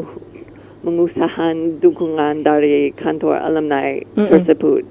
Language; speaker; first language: Indonesian; non-native, learner; English